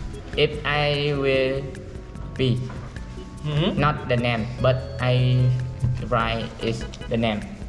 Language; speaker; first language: English; non-native, learner; Vietnamese